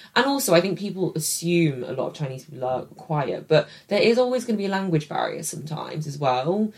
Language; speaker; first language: English; native; English